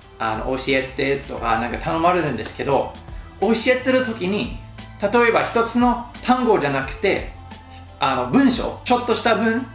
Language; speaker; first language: Japanese; non-native, fluent; English